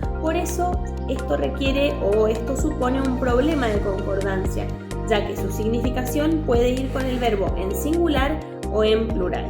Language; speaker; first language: Spanish; native; Spanish